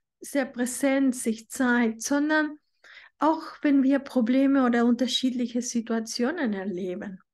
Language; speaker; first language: German; non-native, fluent; Spanish